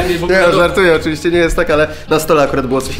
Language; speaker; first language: Polish; native; Polish